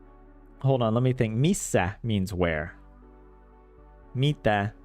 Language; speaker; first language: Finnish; non-native, learner; English